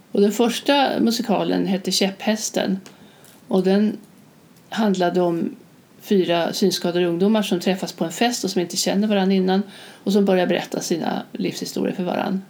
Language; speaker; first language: Swedish; native; Swedish